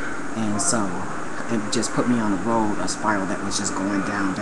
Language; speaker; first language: English; native; English